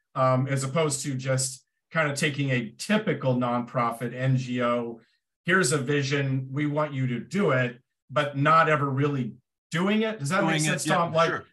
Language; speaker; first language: English; native; English